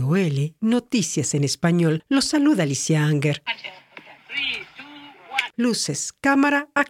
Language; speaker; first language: Spanish; native; Spanish